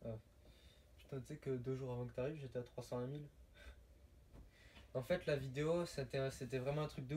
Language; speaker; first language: French; native; French